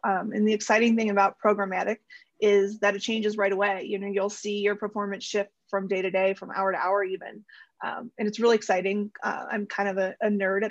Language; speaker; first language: English; native; English